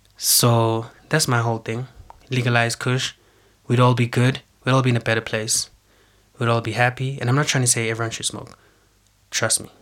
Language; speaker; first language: English; non-native, local second language; Zulu